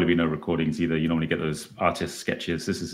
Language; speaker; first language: English; native; English